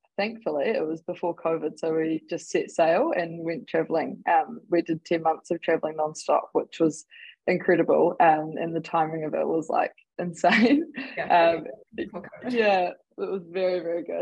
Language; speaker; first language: English; native; English